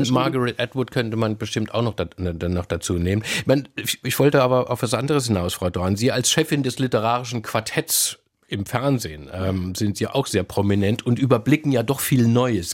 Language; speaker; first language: German; native; German